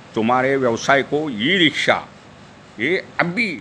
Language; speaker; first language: Hindi; non-native, local second language; Marathi